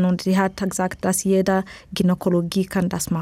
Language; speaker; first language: German; non-native, learner; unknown